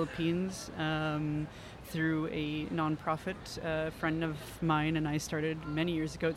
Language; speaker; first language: English; native; English